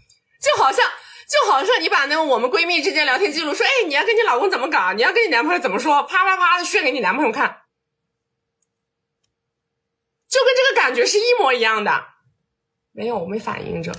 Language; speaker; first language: Chinese; native; Chinese